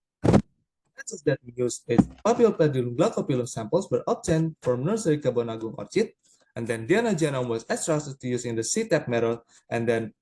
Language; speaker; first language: English; non-native, learner; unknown